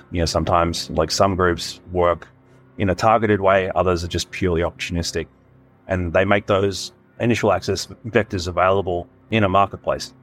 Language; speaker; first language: English; native; English